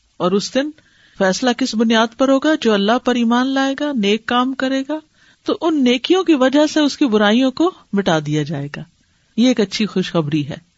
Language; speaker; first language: Urdu; native; Urdu